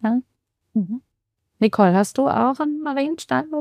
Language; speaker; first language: German; native; German